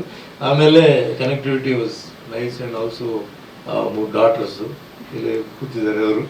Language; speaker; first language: Kannada; early bilingual, other home language; Tulu